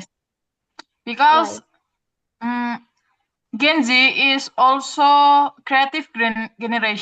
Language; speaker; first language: English; non-native, learner; Indonesian